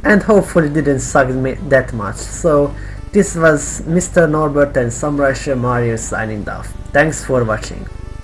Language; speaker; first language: English; non-native, fluent; Hungarian